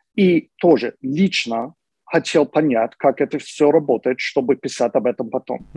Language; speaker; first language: Russian; non-native, fluent; English